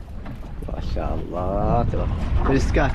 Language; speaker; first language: Arabic; native; Arabic